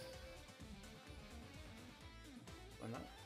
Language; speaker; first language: Spanish; native; Spanish